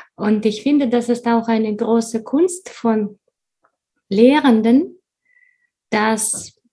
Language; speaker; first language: German; non-native, fluent; Russian